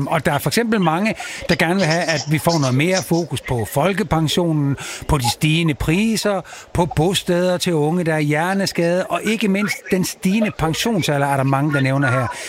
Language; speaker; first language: Danish; native; Danish